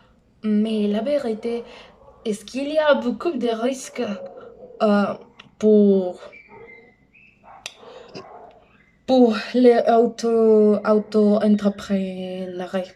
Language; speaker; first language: French; non-native, learner; Spanish